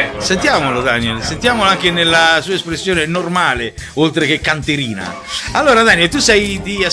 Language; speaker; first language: Italian; native; Italian